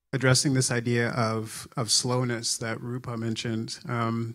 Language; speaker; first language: English; native; English